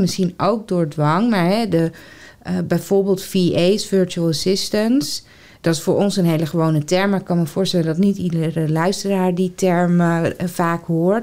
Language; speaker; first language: Dutch; native; Dutch